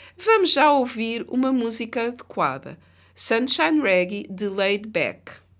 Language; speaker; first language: Portuguese; native; Portuguese